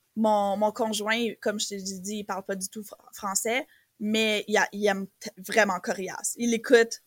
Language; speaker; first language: French; native; French